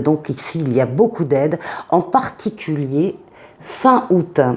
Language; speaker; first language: French; native; French